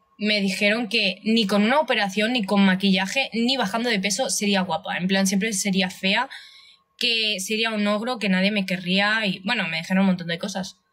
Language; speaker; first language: Spanish; early bilingual, other home language; Russian